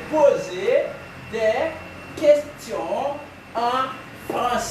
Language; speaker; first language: French; non-native, local second language; Haitian Creole